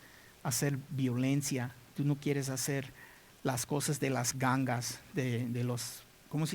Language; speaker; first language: Spanish; non-native, learner; English